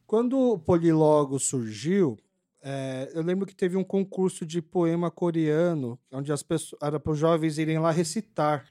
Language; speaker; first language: Portuguese; early bilingual, other home language; Korean